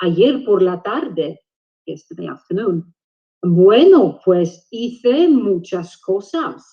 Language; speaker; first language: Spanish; non-native, fluent; English